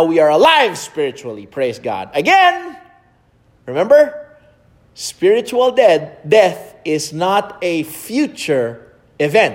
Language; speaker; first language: English; non-native, local second language; Filipino